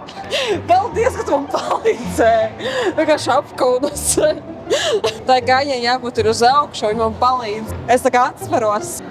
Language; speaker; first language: Latvian; native; Latvian